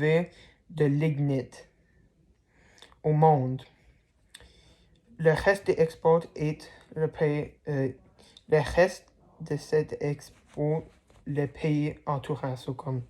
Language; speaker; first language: French; non-native, learner; English